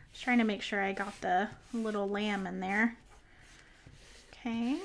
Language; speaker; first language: English; native; English